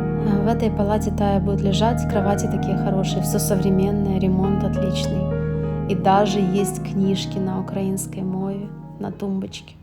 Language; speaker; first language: Russian; native; Russian